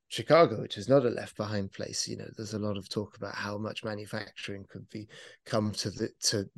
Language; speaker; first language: English; native; English